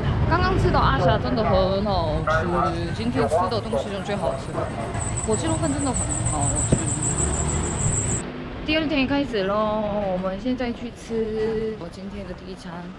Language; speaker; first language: Chinese; non-native, fluent; Korean